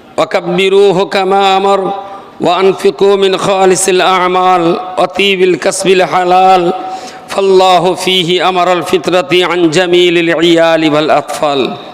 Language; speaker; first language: Arabic; non-native, fluent; Bangla